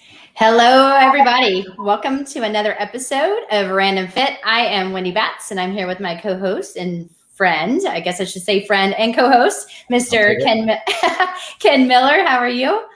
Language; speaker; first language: English; native; English